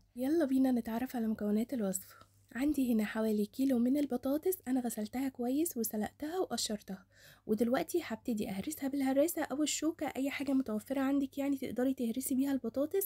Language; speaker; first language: Arabic; native; Arabic